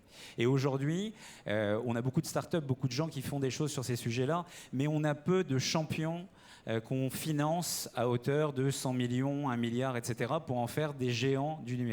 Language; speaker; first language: French; native; French